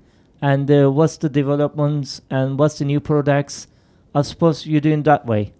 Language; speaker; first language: English; non-native, fluent; Turkish